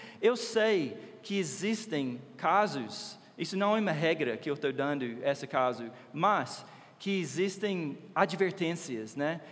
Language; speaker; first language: Portuguese; non-native, fluent; English